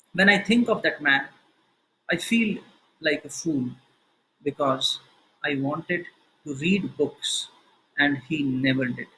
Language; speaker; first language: English; non-native, local second language; Hindi